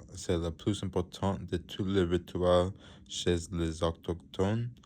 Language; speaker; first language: French; non-native, learner; English